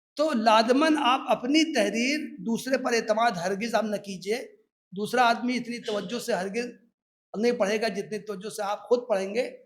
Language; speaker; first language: Urdu; native; Urdu